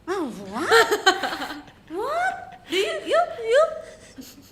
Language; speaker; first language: English; non-native, learner; Indonesian